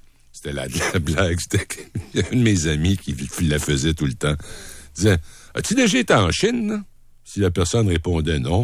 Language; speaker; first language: French; native; French